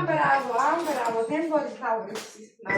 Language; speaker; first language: Greek; non-native, learner; Armenian